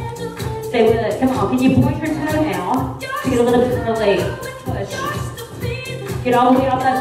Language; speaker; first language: English; native; English